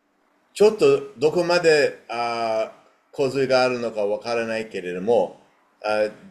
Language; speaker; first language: Japanese; non-native, fluent; English